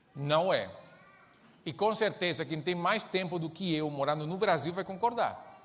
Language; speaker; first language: Portuguese; non-native, fluent; Spanish